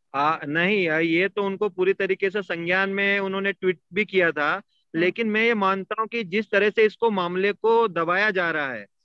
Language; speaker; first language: Hindi; native; Hindi